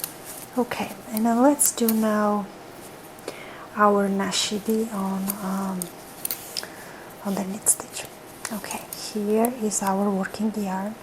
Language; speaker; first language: English; non-native, fluent; Georgian